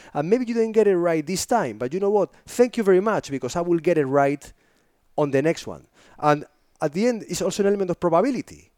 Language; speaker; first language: English; non-native, fluent; Spanish